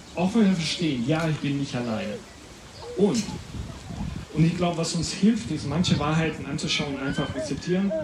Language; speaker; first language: German; non-native, fluent; Latvian